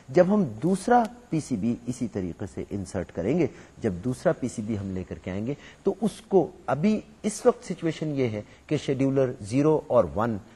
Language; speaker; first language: Urdu; native; Urdu